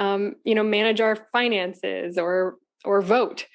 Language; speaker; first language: English; native; English